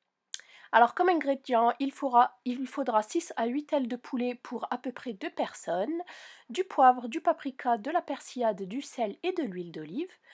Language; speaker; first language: French; native; French